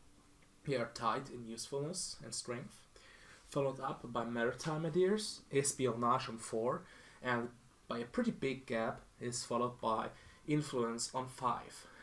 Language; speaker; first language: English; non-native, fluent; German